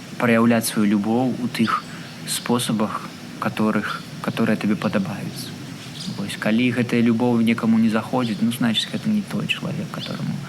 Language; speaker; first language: Belarusian; non-native, local second language; Russian